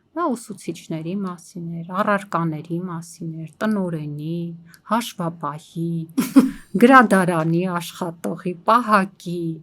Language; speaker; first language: Armenian; native; Armenian